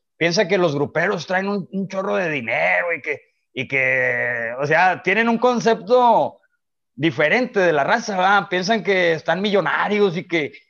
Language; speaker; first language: Spanish; native; Spanish